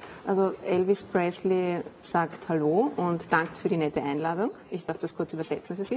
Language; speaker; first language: German; native; German